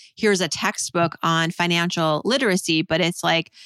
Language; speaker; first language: English; native; English